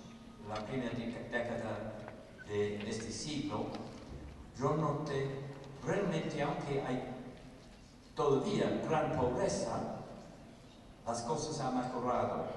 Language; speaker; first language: Spanish; non-native, fluent; English